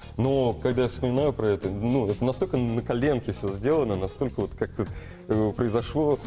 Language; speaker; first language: Russian; native; Russian